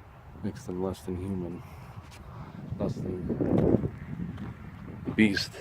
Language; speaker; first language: English; native; English